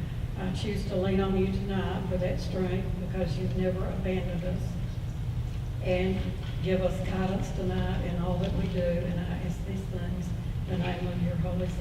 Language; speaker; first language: English; native; English